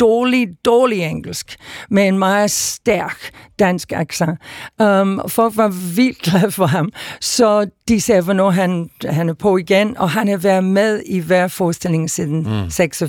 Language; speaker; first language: Danish; non-native, fluent; English